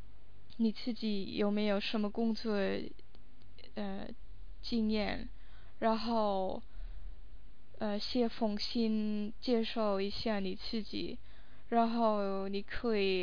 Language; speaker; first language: Chinese; non-native, fluent; English